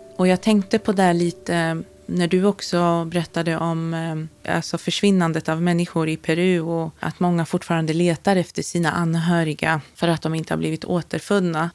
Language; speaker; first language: Swedish; native; Swedish